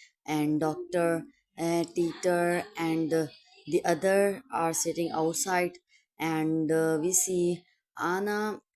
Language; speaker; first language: English; non-native, local second language; Urdu